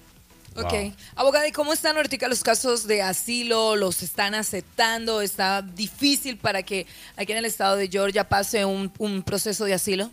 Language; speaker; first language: Spanish; native; Spanish